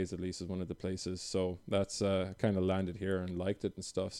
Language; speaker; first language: English; native; English